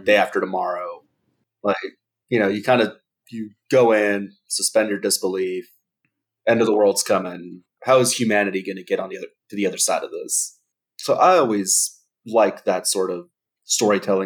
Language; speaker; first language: English; early bilingual, other home language; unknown